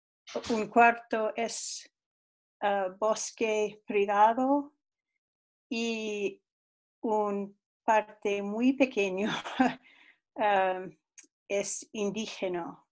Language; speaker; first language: Spanish; non-native, fluent; English